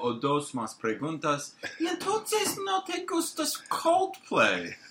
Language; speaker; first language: Spanish; non-native, learner; English